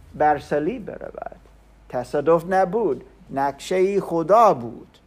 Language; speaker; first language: Persian; non-native, learner; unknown